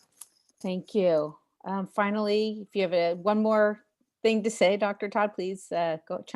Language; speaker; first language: English; native; English